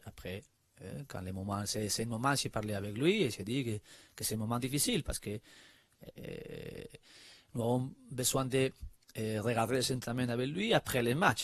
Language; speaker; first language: French; non-native, learner; Spanish